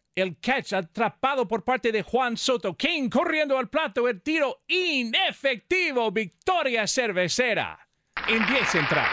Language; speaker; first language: Spanish; non-native, fluent; English